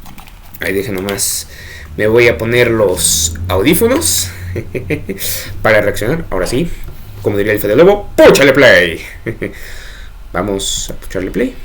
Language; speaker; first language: Spanish; native; Spanish